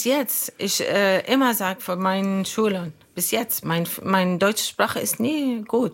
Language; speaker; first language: German; non-native, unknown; Arabic